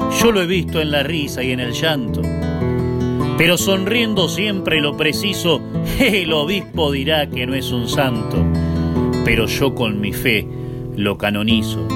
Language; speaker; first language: Spanish; native; Spanish